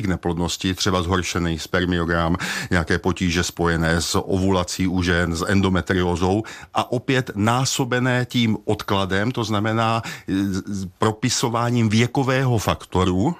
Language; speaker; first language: Czech; native; Czech